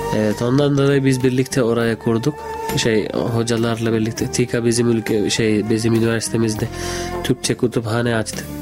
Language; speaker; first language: Turkish; non-native, fluent; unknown